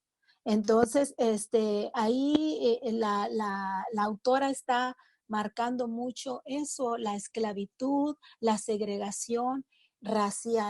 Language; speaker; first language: Spanish; native; Spanish